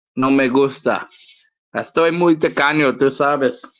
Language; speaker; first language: Spanish; non-native, learner; English